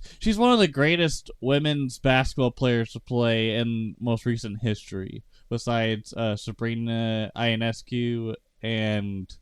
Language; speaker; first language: English; native; English